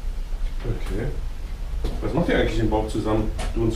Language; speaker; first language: German; native; German